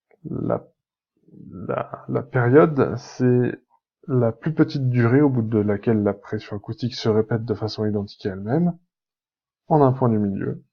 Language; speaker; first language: French; native; French